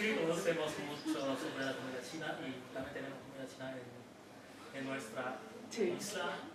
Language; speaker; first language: Spanish; non-native, learner; Chinese